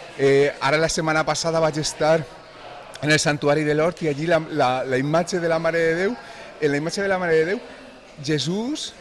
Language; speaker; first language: Catalan; native; Catalan